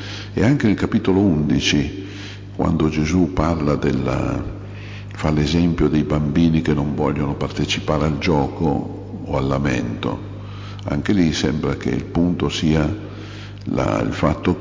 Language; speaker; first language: Italian; native; Italian